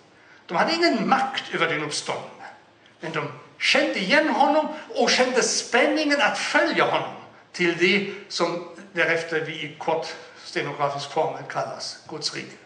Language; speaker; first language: Swedish; non-native, fluent; German